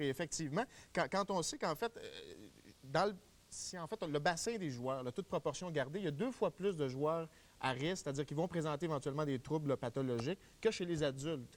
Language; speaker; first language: French; native; French